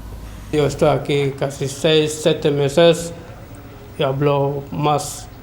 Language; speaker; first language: Spanish; non-native, learner; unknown